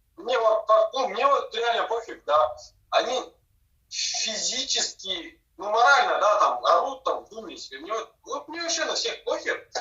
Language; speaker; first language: Russian; native; Russian